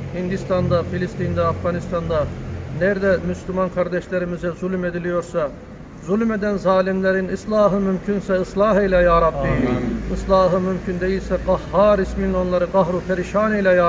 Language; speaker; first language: Turkish; native; Turkish